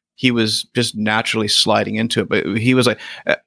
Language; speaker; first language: English; native; English